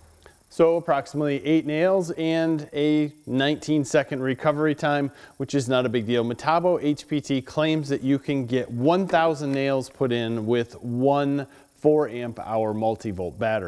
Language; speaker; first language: English; native; English